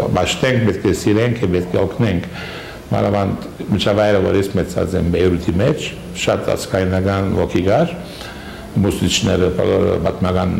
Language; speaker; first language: Armenian; early bilingual, heritage; Armenian